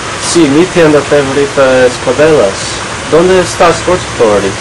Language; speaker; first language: Spanish; non-native, learner; English